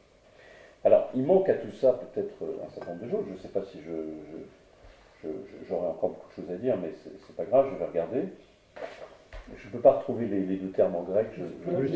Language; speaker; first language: French; native; French